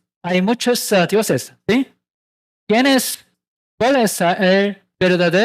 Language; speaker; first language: Spanish; non-native, learner; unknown